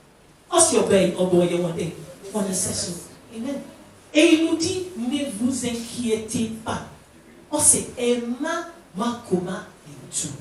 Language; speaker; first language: French; non-native, fluent; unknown